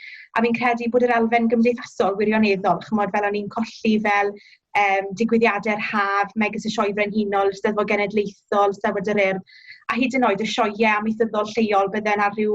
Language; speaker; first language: Welsh; native; Welsh